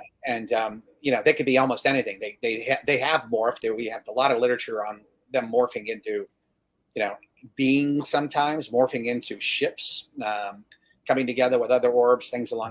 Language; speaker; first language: English; native; English